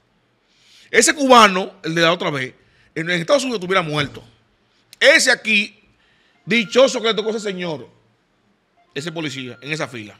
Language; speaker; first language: Spanish; native; Spanish